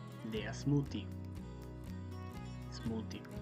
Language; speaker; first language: German; non-native, fluent; Macedonian